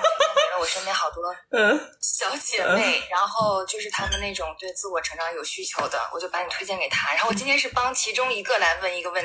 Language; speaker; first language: Chinese; native; Chinese